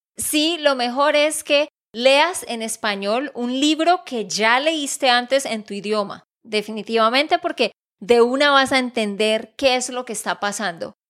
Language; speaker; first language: Spanish; native; Spanish